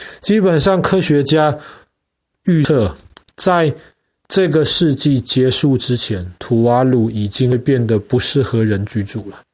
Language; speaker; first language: Chinese; native; Chinese